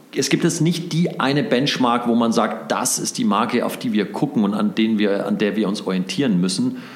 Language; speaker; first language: German; native; German